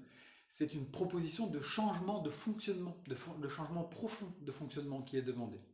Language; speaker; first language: French; native; French